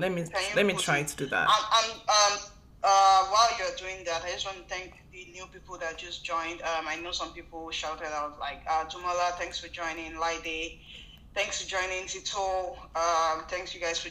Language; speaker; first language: English; non-native, local second language; Yoruba